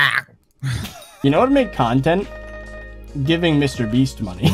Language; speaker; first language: English; native; English